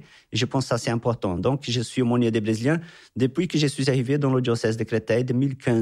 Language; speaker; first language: French; non-native, fluent; Portuguese